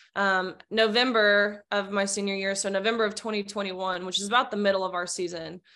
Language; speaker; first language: English; native; English